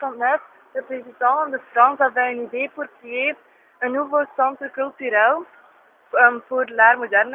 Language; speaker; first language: French; non-native, learner; Dutch